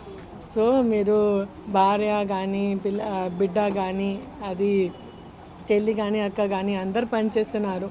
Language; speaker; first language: Telugu; non-native, learner; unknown